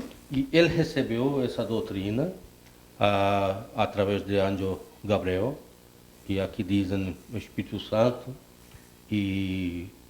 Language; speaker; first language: Portuguese; non-native, fluent; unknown